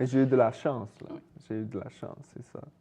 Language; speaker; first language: French; non-native, fluent; English